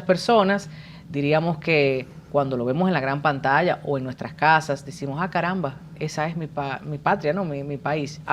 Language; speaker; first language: Spanish; native; Spanish